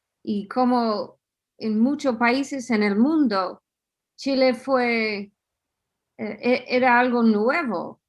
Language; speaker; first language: Spanish; non-native, fluent; English